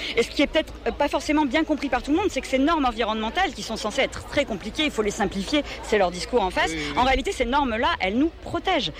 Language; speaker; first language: French; native; French